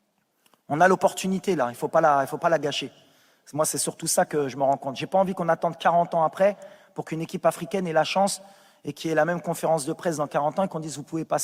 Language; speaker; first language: French; early bilingual, other home language; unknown